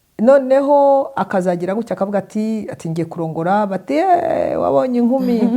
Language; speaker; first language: Kinyarwanda; early bilingual, heritage; Kinyarwanda